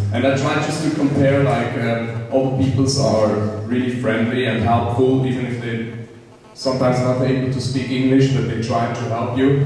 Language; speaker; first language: English; non-native, fluent; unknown